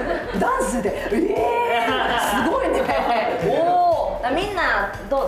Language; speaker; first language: Japanese; non-native, learner; Chinese